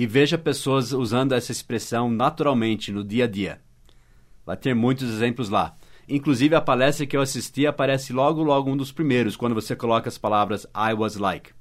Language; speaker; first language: Portuguese; non-native, fluent; English